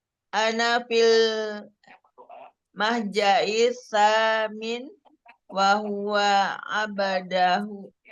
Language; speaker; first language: Arabic; non-native, learner; Indonesian